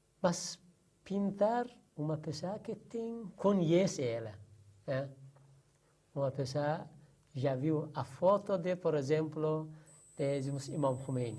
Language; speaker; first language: Portuguese; non-native, learner; Persian